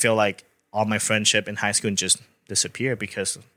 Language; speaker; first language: English; non-native, fluent; Thai